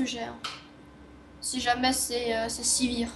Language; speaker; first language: French; native; French